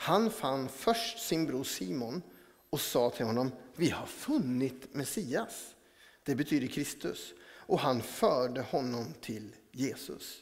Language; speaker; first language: Swedish; native; Swedish